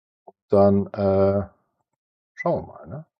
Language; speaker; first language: German; native; German